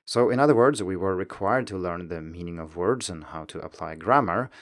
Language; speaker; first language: English; non-native, fluent; Swedish